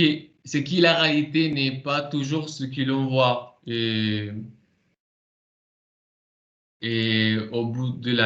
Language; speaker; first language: French; non-native, fluent; Spanish